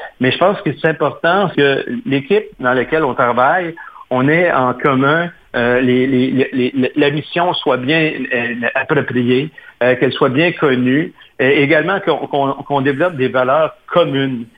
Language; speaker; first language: French; native; French